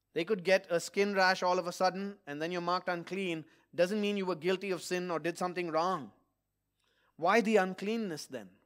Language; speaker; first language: English; non-native, local second language; Malayalam